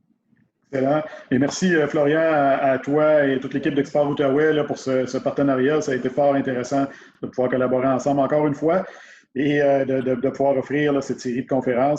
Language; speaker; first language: French; native; French